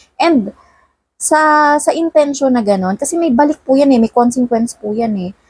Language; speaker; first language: Filipino; non-native, local second language; Cebuano